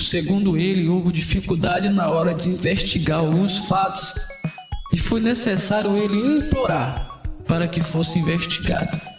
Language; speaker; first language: Portuguese; native; Portuguese